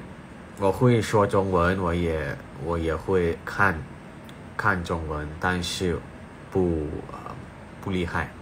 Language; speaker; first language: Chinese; non-native, learner; Thai